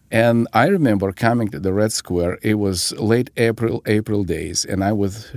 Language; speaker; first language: English; non-native, fluent; Ukrainian